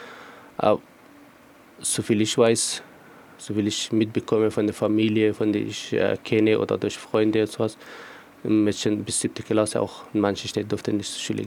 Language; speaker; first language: German; non-native, fluent; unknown